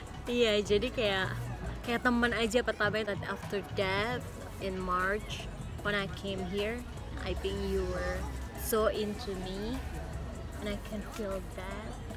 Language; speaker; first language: English; non-native, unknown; Indonesian